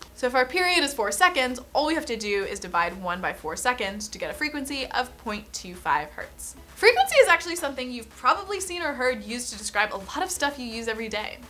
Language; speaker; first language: English; native; English